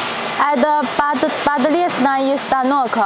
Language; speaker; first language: Russian; non-native, learner; Chinese